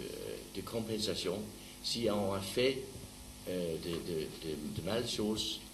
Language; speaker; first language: French; non-native, learner; Danish